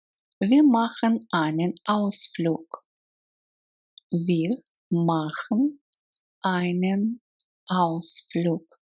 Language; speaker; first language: German; non-native, fluent; Russian